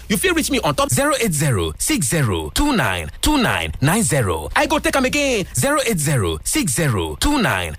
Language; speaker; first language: Nigerian Pidgin; native; Nigerian Pidgin